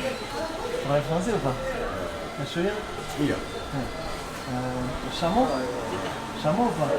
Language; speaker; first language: French; native; French